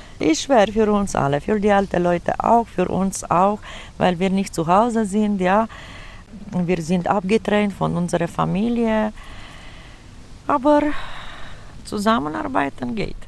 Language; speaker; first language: German; non-native, fluent; Romanian